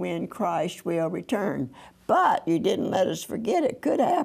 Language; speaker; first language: English; native; English